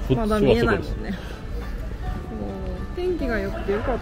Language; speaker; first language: Japanese; native; Japanese